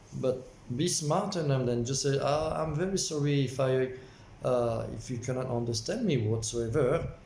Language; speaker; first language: English; non-native, local second language; French